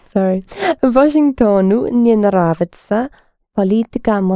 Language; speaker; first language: Russian; non-native, learner; English